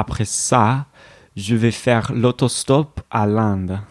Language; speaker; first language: French; non-native, learner; English